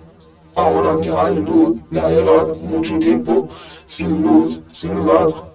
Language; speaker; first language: Spanish; non-native, learner; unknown